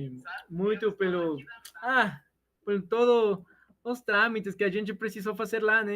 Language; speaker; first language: Portuguese; non-native, learner; Spanish